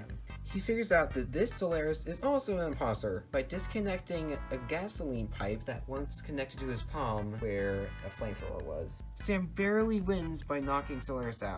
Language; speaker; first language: English; native; English